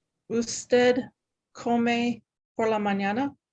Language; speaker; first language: Spanish; non-native, learner; English